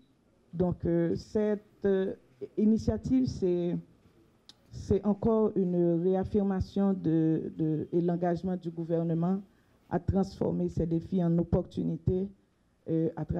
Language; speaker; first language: French; non-native, local second language; Haitian Creole